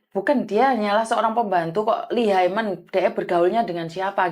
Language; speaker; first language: Malay; native; Malay